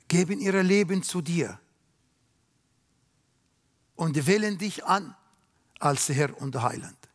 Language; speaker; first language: German; non-native, learner; Arabic